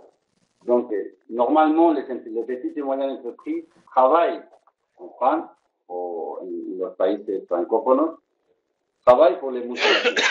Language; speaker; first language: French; non-native, fluent; Spanish